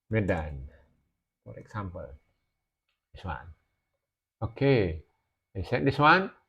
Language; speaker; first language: English; non-native, learner; Indonesian